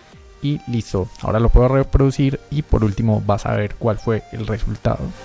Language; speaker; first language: Spanish; native; Spanish